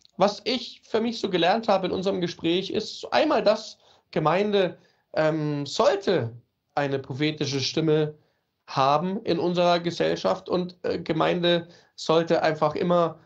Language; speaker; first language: German; native; German